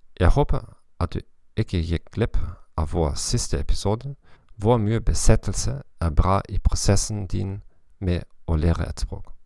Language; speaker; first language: Norwegian; non-native, learner; German